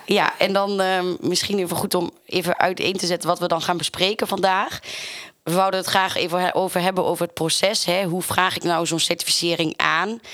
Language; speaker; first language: Dutch; native; Dutch